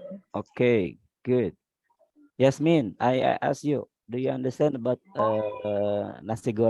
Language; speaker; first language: English; non-native, learner; Indonesian